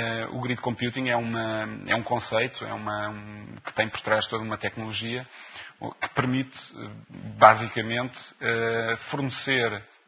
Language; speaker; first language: Portuguese; native; Portuguese